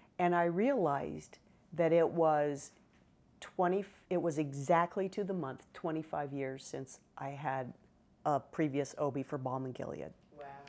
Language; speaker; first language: English; native; English